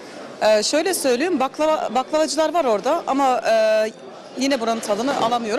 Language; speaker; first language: Turkish; early bilingual, heritage; Turkish